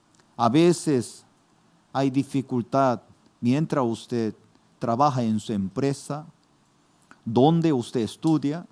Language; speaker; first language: Spanish; non-native, fluent; Korean